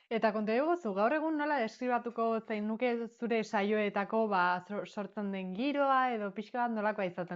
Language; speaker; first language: Basque; native; Basque